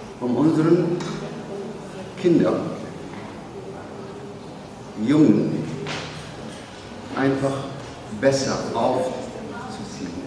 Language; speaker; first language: German; non-native, learner; Somali